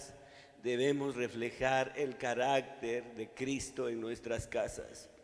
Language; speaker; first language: Spanish; native; Spanish